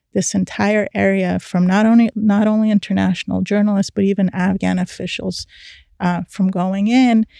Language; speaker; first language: English; early bilingual, other home language; Persian